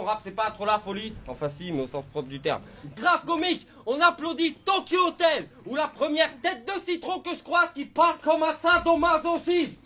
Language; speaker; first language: French; native; French